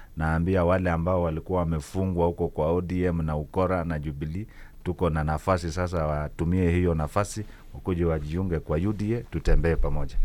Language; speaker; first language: Swahili; non-native, local second language; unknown